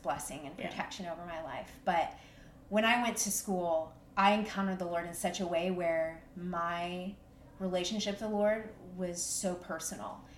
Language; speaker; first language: English; native; English